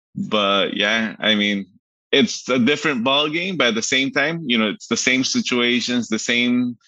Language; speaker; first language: English; early bilingual, other home language; Spanish